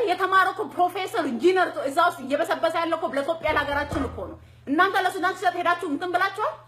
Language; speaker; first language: Amharic; non-native, local second language; Oromo